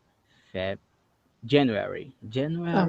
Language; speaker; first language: English; non-native, fluent; Portuguese